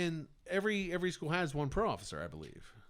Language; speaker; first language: English; native; English